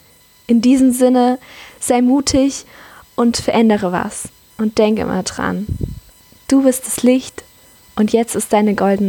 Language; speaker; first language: German; native; German